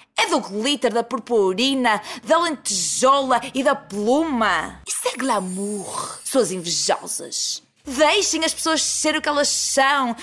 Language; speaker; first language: Portuguese; native; Portuguese